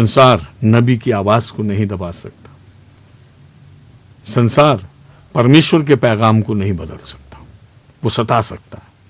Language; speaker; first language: Hindi; native; Hindi